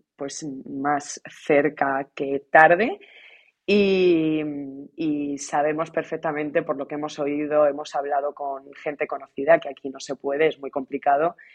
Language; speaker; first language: Spanish; native; Spanish